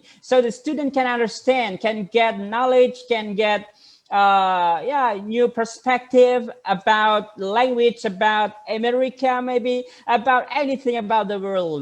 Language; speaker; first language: English; non-native, fluent; Indonesian